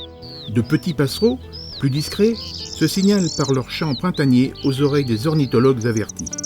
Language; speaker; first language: French; native; French